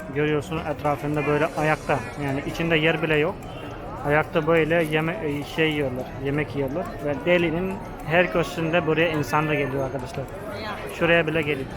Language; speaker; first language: Turkish; non-native, fluent; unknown